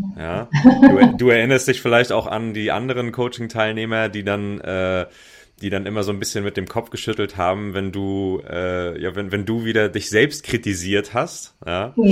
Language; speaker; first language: German; native; German